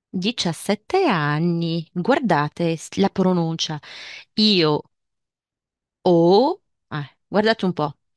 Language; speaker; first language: Italian; non-native, fluent; Arabic